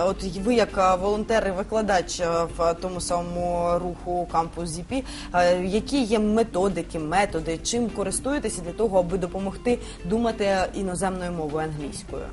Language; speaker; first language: Ukrainian; native; Ukrainian